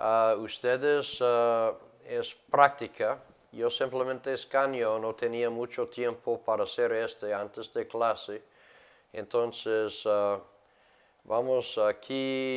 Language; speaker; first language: Spanish; non-native, fluent; English